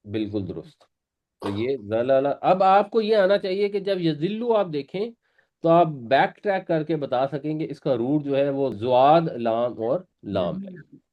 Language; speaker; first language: Urdu; native; Urdu